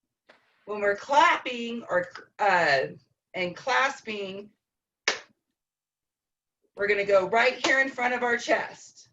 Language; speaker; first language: English; native; English